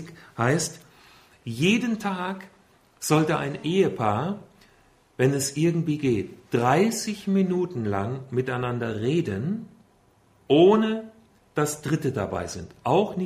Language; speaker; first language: German; native; German